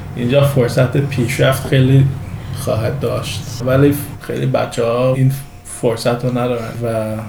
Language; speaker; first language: Persian; early bilingual, heritage; Persian